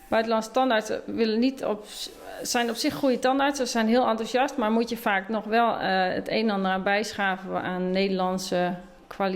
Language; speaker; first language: Dutch; native; Dutch